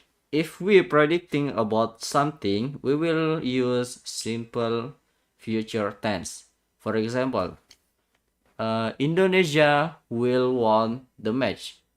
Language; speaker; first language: English; non-native, learner; Indonesian